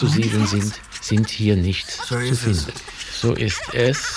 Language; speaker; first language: German; native; German